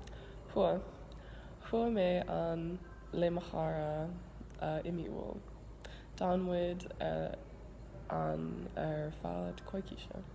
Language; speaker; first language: Irish; non-native, learner; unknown